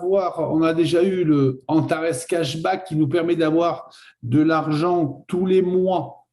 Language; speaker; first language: French; native; French